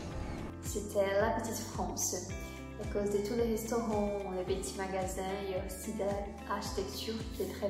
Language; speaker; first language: French; non-native, fluent; Portuguese